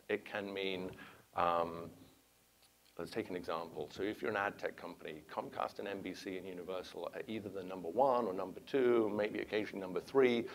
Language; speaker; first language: English; native; English